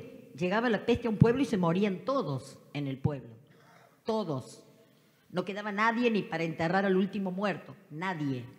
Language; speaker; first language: Spanish; native; Spanish